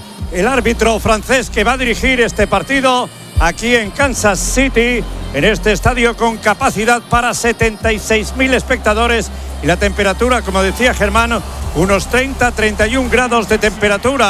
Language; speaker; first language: Spanish; native; Spanish